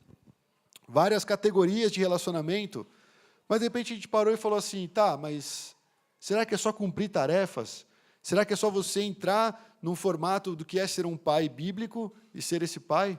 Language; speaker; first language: Portuguese; native; Portuguese